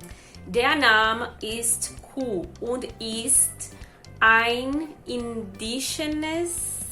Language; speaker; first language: German; non-native, learner; Portuguese